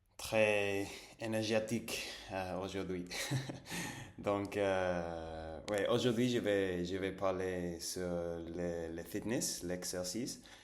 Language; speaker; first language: French; non-native, fluent; Spanish